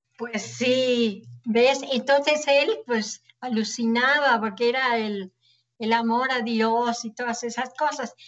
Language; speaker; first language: Spanish; native; Spanish